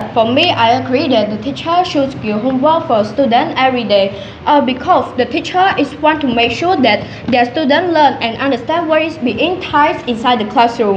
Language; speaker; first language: English; non-native, learner; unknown